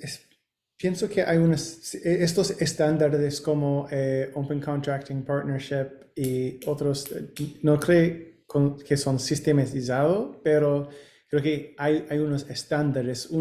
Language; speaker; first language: Spanish; non-native, learner; English